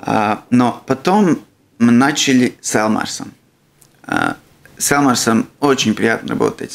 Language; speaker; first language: Russian; non-native, local second language; Latvian